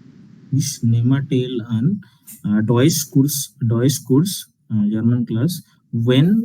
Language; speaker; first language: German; non-native, learner; Hindi